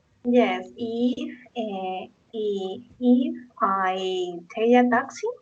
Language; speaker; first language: English; non-native, learner; Spanish